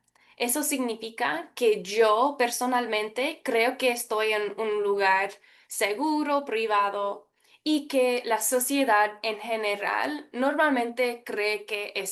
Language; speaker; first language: Spanish; early bilingual, heritage; Spanish